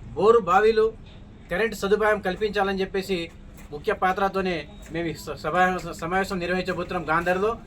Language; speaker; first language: Telugu; non-native, local second language; Lambadi